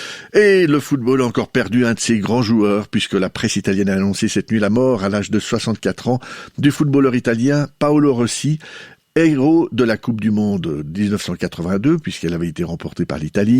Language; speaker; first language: French; native; French